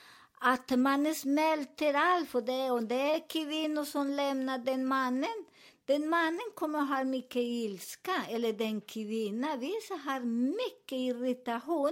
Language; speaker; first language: Swedish; non-native, learner; Spanish